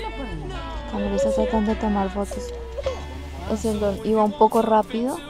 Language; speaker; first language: Spanish; native; Spanish